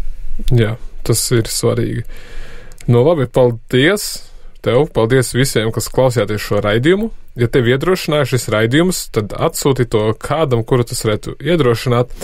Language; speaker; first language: Latvian; native; Latvian